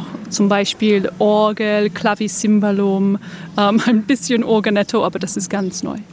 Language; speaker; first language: German; non-native, fluent; English